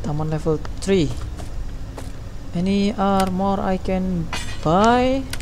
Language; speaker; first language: English; non-native, learner; Indonesian